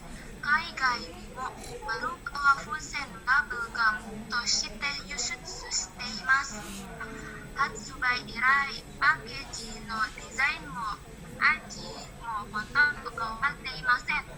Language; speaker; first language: Japanese; non-native, learner; Indonesian